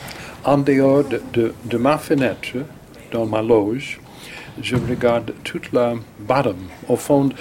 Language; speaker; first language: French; non-native, learner; English